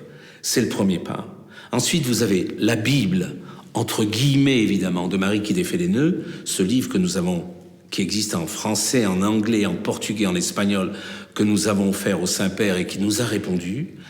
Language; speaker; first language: French; native; French